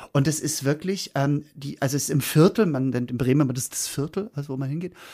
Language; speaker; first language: German; native; German